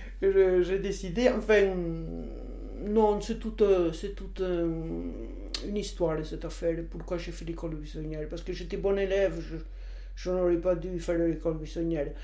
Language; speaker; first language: French; non-native, local second language; Occitan